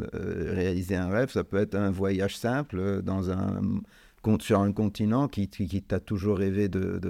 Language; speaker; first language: French; non-native, local second language; Arabic